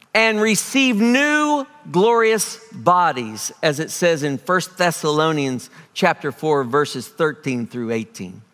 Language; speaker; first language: English; native; English